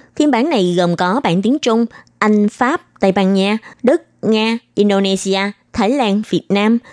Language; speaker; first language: Vietnamese; native; Vietnamese